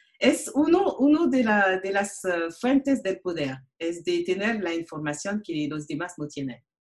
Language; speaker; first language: Spanish; non-native, learner; French